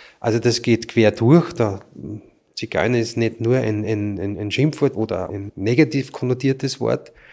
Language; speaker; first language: German; native; German